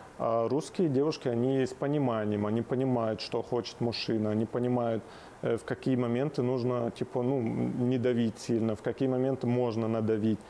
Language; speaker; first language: Russian; non-native, fluent; Arabic